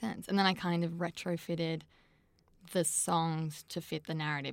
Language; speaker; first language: English; native; English